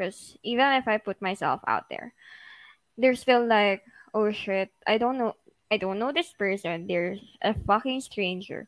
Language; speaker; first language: English; non-native, local second language; Filipino